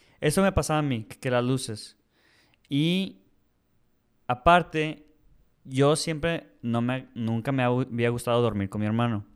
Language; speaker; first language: Spanish; early bilingual, heritage; Spanish